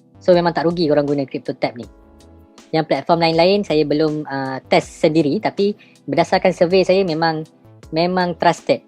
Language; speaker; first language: Malay; native; Malay